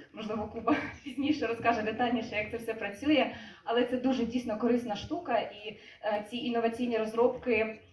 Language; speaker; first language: Ukrainian; native; Ukrainian